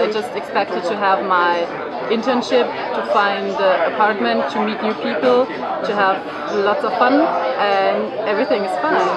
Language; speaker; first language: English; non-native, fluent; German